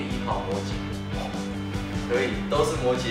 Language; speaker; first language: Chinese; native; Chinese